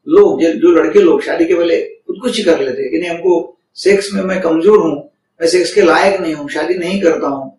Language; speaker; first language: Hindi; non-native, local second language; Marathi